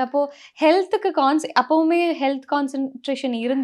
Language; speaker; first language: Tamil; native; Tamil